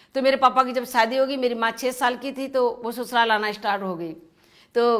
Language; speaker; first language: Hindi; native; Hindi